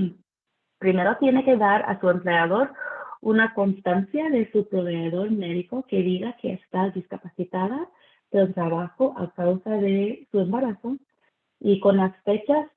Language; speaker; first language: Spanish; early bilingual, heritage; Spanish